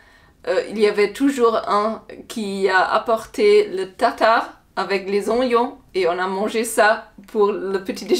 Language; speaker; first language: French; non-native, learner; German